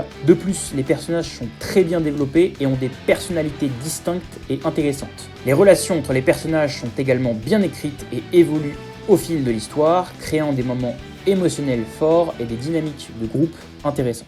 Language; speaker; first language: French; native; French